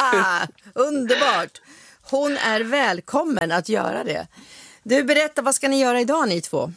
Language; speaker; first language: Swedish; native; Swedish